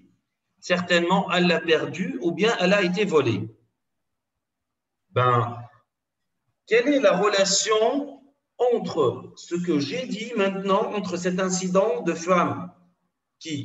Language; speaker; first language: French; non-native, local second language; Arabic